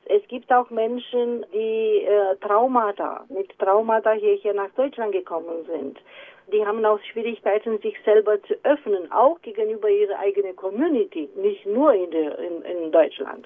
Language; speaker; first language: German; non-native, fluent; Romanian